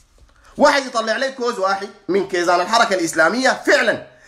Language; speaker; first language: Arabic; native; Arabic